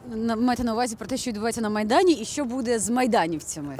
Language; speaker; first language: Ukrainian; native; Ukrainian